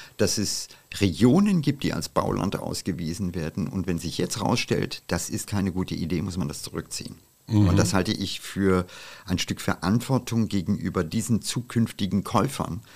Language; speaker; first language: German; non-native, fluent; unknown